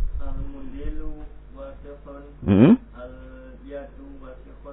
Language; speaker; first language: Arabic; non-native, learner; Indonesian